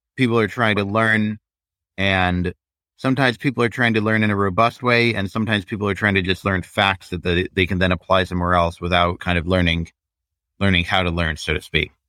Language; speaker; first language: English; native; English